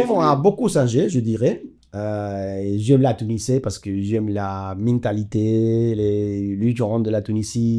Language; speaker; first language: French; non-native, fluent; Spanish